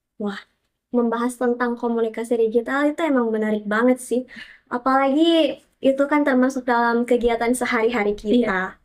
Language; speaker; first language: Indonesian; native; Indonesian